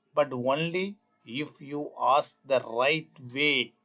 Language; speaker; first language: English; non-native, local second language; Tamil